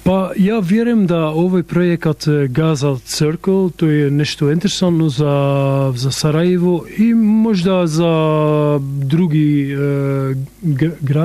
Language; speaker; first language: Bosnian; non-native, learner; English